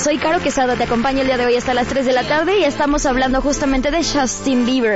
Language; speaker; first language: Spanish; native; Spanish